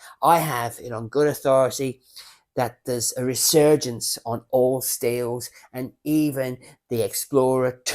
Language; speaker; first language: English; native; English